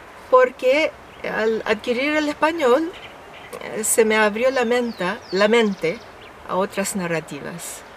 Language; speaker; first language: Spanish; non-native, fluent; Filipino